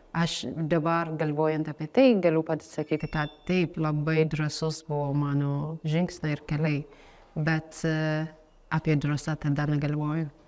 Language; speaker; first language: Lithuanian; non-native, fluent; Amharic